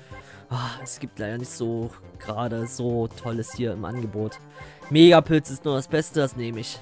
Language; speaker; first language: German; native; German